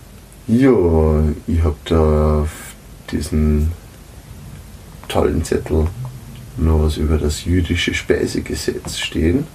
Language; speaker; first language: German; native; German